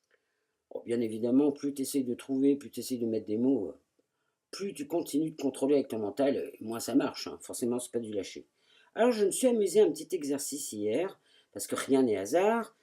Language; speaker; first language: French; native; French